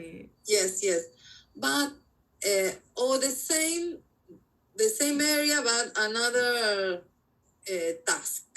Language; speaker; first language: English; non-native, learner; Spanish